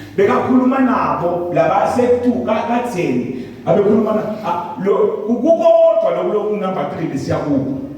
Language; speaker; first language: Zulu; non-native, local second language; Swati